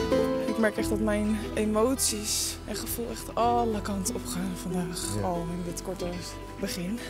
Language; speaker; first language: Dutch; native; Dutch